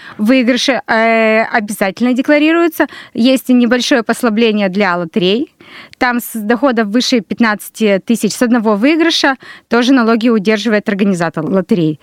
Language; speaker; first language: Russian; native; Russian